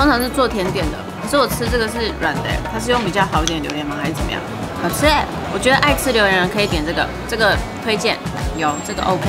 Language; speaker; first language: Chinese; native; Chinese